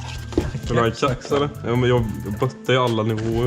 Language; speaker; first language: Swedish; native; Swedish